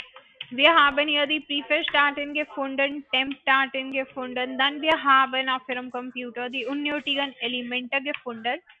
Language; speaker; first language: German; non-native, learner; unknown